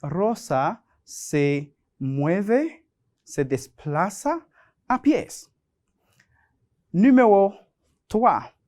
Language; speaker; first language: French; non-native, fluent; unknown